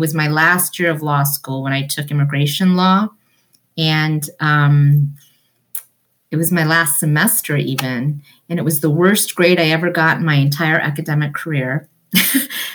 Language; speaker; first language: English; early bilingual, other home language; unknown